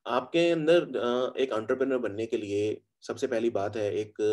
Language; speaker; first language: Hindi; native; Hindi